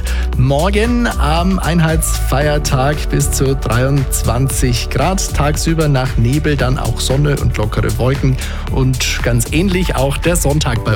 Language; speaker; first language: German; native; German